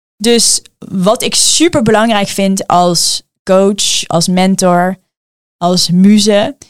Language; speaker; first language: Dutch; early bilingual, heritage; Dutch